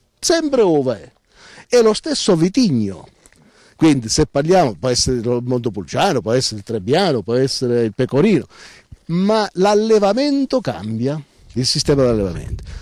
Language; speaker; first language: Italian; native; Italian